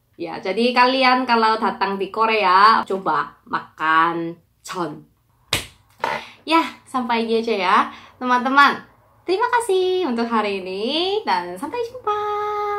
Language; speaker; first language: Indonesian; non-native, fluent; Korean